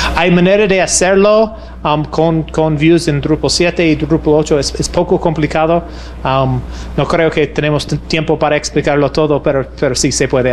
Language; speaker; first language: Spanish; non-native, fluent; English